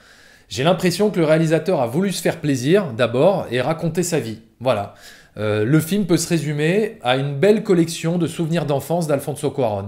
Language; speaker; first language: French; native; French